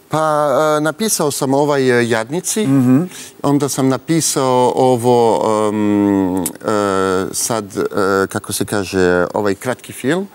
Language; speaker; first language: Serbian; early bilingual, heritage; French